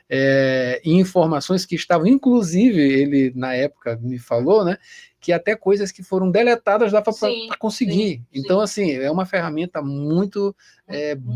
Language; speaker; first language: Portuguese; native; Portuguese